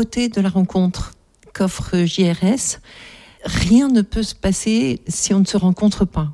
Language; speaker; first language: French; native; French